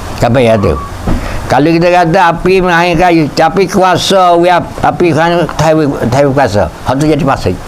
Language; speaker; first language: Malay; native; Malay